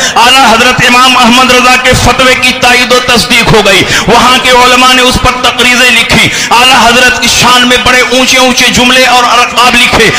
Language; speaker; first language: Urdu; native; Urdu